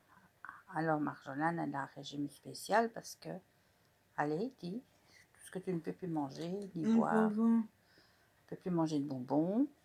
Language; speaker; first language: French; native; French